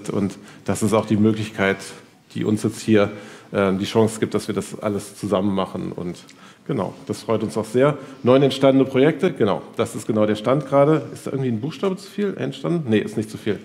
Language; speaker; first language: German; native; German